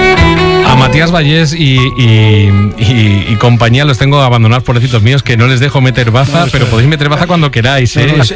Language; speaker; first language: Spanish; native; Spanish